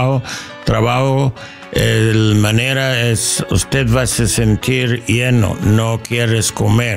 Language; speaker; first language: Spanish; non-native, learner; English